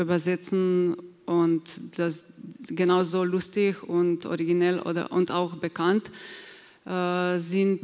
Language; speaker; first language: German; non-native, fluent; Slovenian